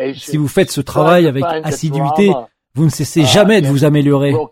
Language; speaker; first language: French; non-native, fluent; English